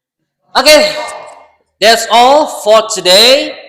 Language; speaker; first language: English; non-native, learner; Indonesian